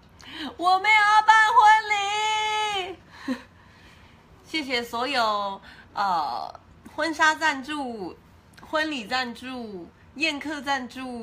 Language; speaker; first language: Chinese; native; Chinese